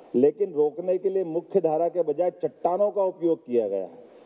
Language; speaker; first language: Hindi; native; Hindi